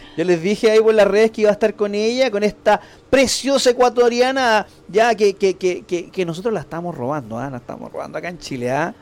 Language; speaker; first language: Spanish; native; Spanish